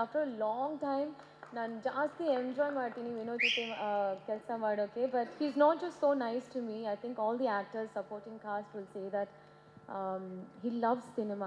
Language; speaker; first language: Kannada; non-native, learner; Tamil